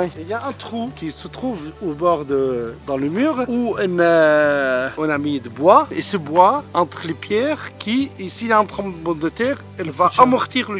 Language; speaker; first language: French; non-native, fluent; Arabic